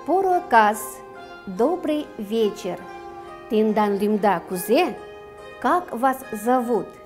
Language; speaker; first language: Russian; non-native, local second language; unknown